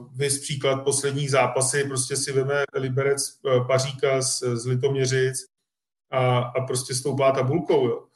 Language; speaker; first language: Czech; native; Czech